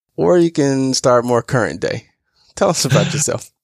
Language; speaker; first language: English; native; English